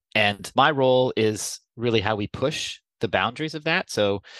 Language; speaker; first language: English; native; English